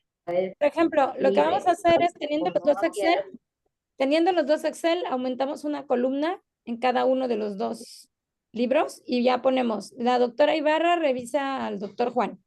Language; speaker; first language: Spanish; native; Spanish